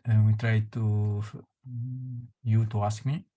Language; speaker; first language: English; non-native, learner; Italian